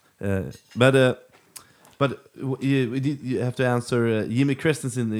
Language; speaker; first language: English; non-native, fluent; Swedish